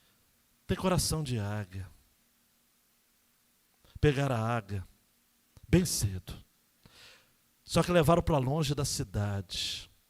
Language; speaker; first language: Portuguese; native; Portuguese